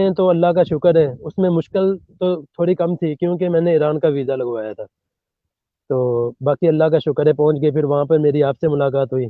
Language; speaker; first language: Urdu; non-native, local second language; Punjabi